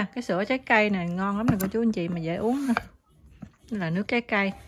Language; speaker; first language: Vietnamese; native; Vietnamese